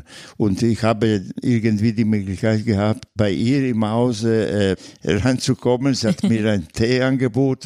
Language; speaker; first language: German; non-native, fluent; Italian